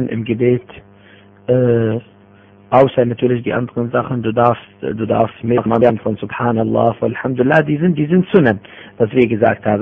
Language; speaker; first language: German; non-native, fluent; Arabic